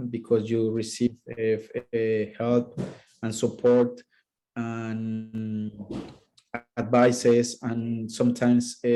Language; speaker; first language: English; non-native, learner; Spanish